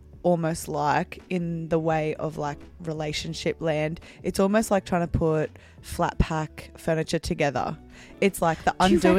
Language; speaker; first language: English; native; English